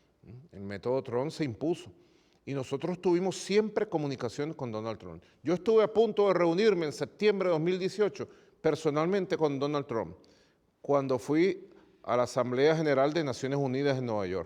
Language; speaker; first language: Spanish; native; Spanish